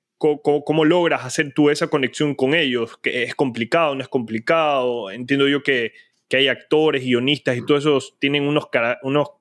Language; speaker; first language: Spanish; native; Spanish